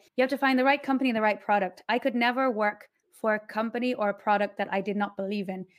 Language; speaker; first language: English; native; English